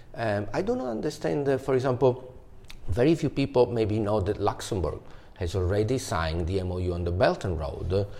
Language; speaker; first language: English; non-native, fluent; Italian